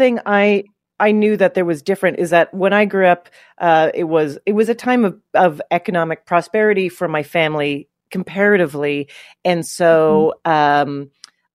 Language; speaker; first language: English; native; English